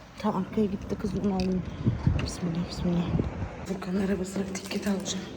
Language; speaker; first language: Turkish; early bilingual, heritage; Turkish